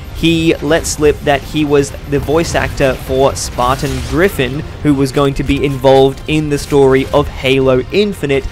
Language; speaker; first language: English; native; English